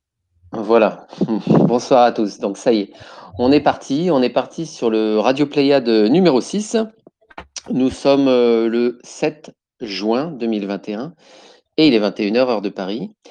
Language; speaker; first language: French; native; French